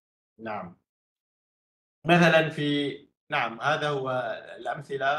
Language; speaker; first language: Arabic; non-native, fluent; Malay